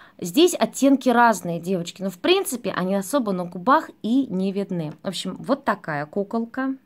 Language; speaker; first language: Russian; native; Russian